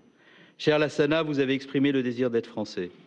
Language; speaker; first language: French; native; French